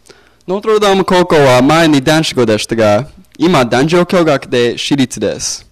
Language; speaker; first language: Japanese; non-native, learner; English